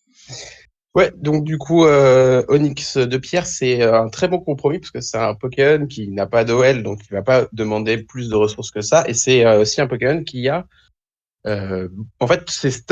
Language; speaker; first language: French; native; French